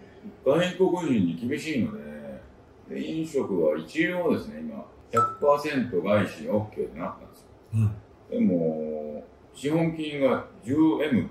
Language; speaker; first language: Japanese; native; Japanese